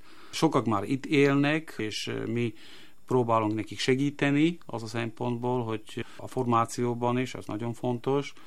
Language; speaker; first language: Hungarian; non-native, local second language; Slovak